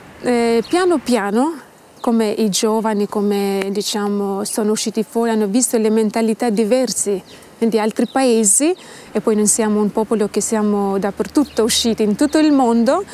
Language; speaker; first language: Italian; non-native, learner; Albanian